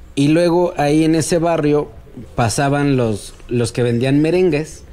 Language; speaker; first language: Spanish; native; Spanish